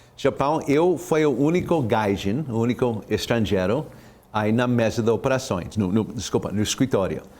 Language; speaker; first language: Portuguese; non-native, fluent; English